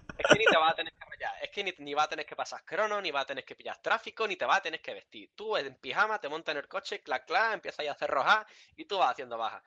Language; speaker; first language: Spanish; early bilingual, other home language; Russian